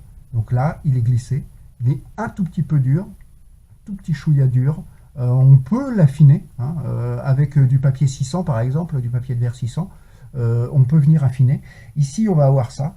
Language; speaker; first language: French; native; French